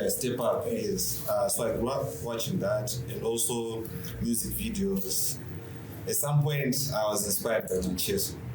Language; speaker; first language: English; non-native, local second language; Shona